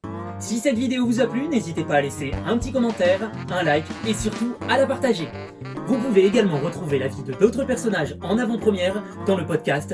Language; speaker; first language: French; native; French